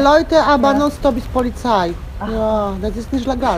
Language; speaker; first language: German; non-native, learner; Polish